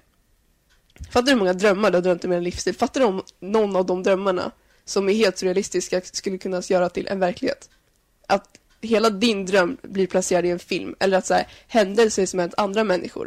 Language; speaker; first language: Swedish; native; Swedish